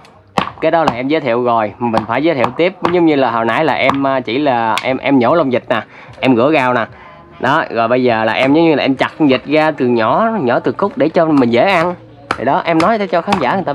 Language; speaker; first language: Vietnamese; native; Vietnamese